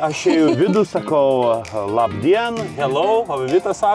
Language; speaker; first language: Lithuanian; native; Lithuanian